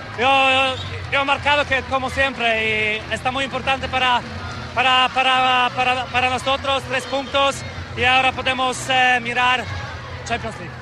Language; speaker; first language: Spanish; non-native, learner; Polish